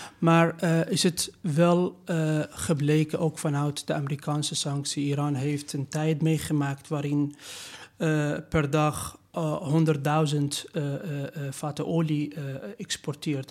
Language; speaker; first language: Dutch; non-native, learner; Persian